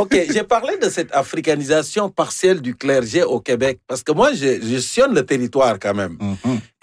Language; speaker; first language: French; native; French